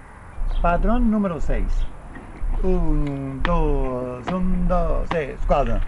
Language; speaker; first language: Spanish; native; Spanish